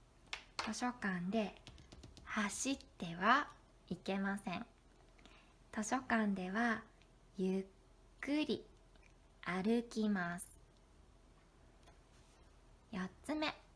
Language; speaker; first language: Japanese; non-native, learner; Indonesian